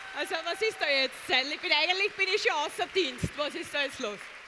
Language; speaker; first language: German; native; German